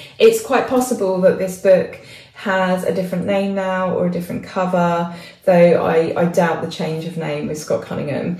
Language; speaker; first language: English; native; English